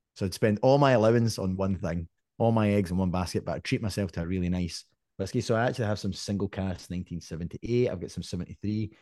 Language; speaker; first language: English; native; English